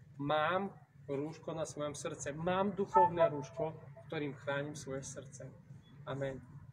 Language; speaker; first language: Slovak; native; Slovak